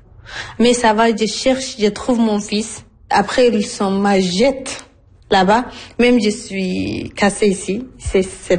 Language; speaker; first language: French; non-native, learner; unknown